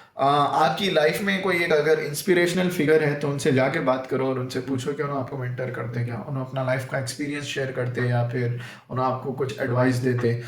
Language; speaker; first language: Urdu; native; Urdu